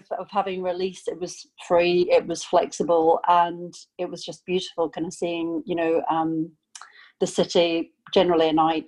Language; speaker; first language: English; native; English